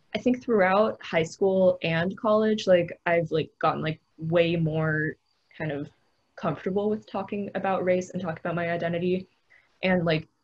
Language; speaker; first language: English; native; English